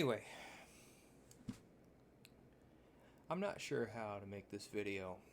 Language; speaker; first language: English; native; English